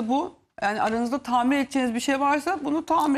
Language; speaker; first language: Turkish; native; Turkish